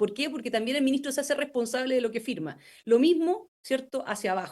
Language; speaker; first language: Spanish; native; Spanish